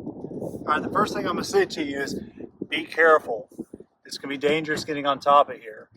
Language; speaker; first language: English; native; English